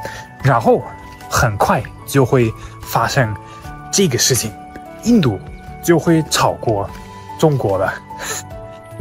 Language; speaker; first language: Chinese; non-native, fluent; German